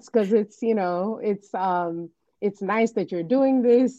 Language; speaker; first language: English; non-native, local second language; Yoruba